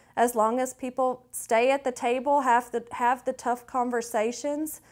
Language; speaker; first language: English; native; English